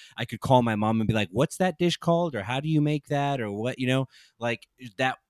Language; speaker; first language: English; native; English